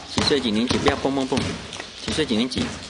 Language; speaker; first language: Chinese; native; Chinese